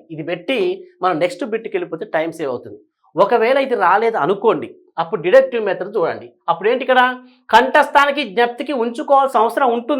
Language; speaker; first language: Telugu; native; Telugu